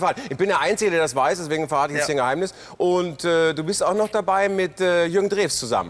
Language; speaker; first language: German; native; German